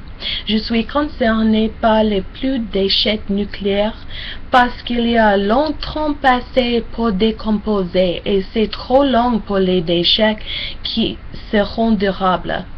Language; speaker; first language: French; non-native, learner; English